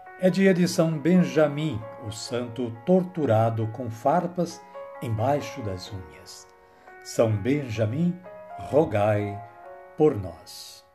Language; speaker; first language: Portuguese; native; Portuguese